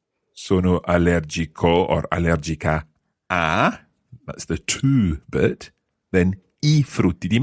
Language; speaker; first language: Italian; non-native, fluent; English